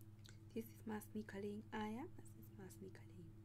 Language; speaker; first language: Bulgarian; native; Bulgarian